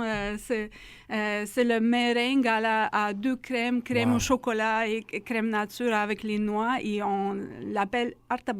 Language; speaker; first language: French; non-native, fluent; Russian